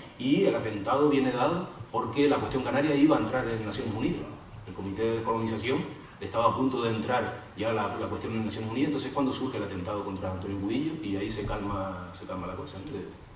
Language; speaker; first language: Spanish; native; Spanish